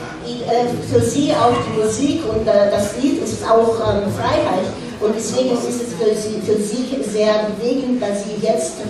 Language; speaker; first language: German; non-native, fluent; Russian